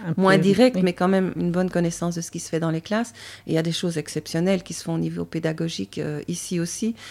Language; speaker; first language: French; native; French